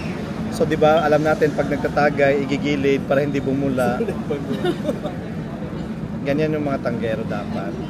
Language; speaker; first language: Filipino; native; Filipino